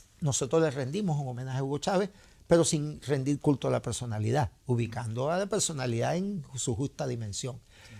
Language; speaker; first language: Spanish; native; Spanish